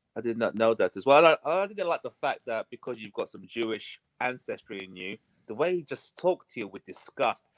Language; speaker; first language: English; native; English